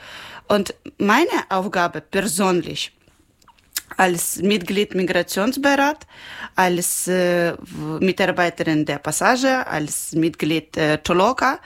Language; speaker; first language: German; non-native, learner; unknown